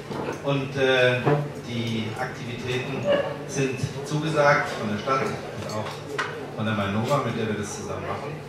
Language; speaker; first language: German; native; German